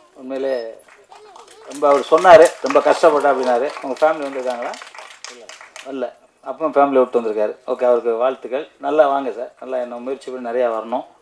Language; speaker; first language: Tamil; native; Tamil